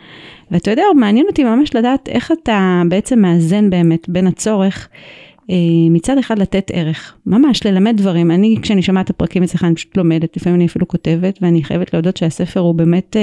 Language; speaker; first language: Hebrew; native; Hebrew